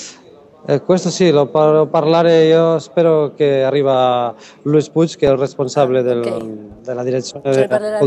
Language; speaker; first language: Italian; non-native, learner; Catalan